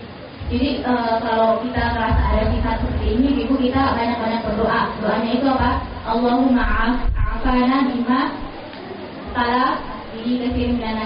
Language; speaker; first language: Indonesian; native; Indonesian